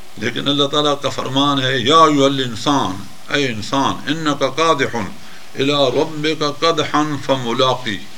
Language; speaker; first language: Urdu; non-native, local second language; Punjabi